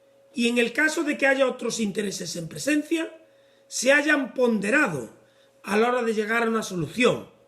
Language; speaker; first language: Spanish; native; Spanish